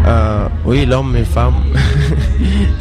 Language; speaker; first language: French; non-native, fluent; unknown